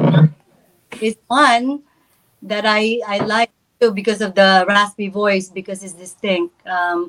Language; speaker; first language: English; non-native, local second language; Filipino